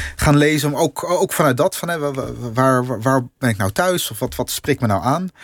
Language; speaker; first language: Dutch; native; Dutch